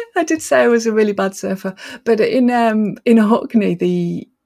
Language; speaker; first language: English; native; English